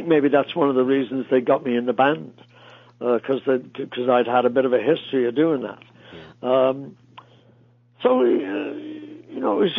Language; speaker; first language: English; native; English